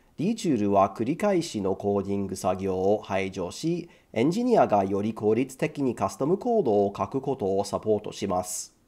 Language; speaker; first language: Japanese; non-native, fluent; English